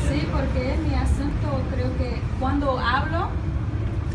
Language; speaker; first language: Spanish; non-native, learner; English